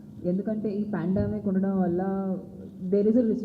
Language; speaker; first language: Telugu; non-native, local second language; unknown